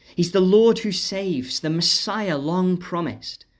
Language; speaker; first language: English; native; English